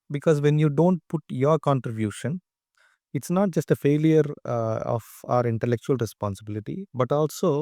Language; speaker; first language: English; non-native, local second language; Tamil